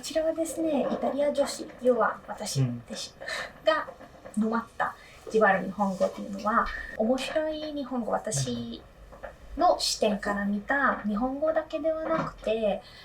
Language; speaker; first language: Japanese; non-native, fluent; Italian